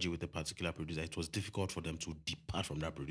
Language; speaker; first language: English; non-native, local second language; Yoruba